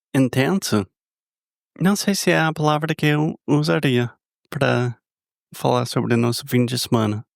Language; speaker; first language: Portuguese; non-native, fluent; English